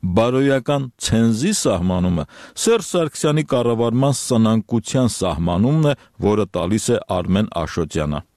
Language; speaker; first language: Armenian; native; Armenian